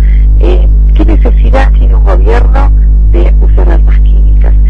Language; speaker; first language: Spanish; early bilingual, other home language; Arabic